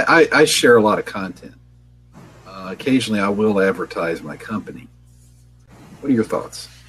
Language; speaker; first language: English; native; English